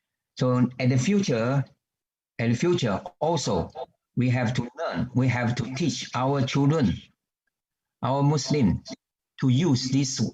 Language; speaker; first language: English; non-native, learner; Chinese